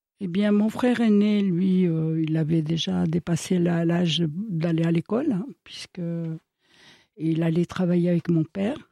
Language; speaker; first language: French; early bilingual, other home language; Italian